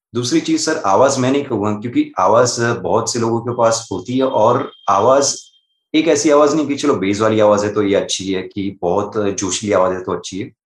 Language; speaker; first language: Hindi; non-native, local second language; Gujarati